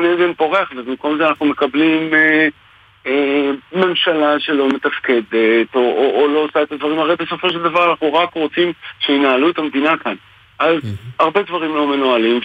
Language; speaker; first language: Hebrew; native; Hebrew